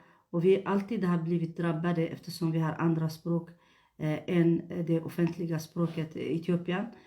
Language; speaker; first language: Swedish; non-native, fluent; Tigrinya